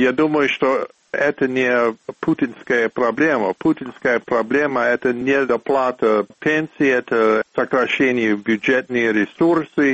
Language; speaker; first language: Russian; non-native, fluent; English